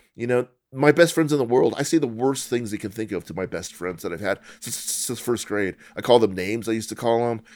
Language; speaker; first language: English; native; English